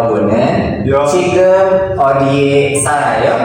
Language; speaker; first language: Korean; non-native, learner; Indonesian